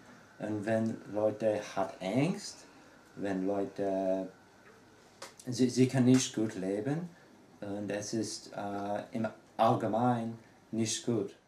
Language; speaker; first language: German; non-native, learner; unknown